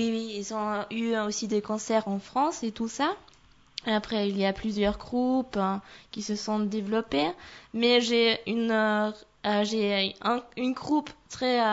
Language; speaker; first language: French; non-native, fluent; German